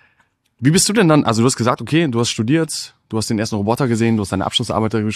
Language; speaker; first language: German; native; German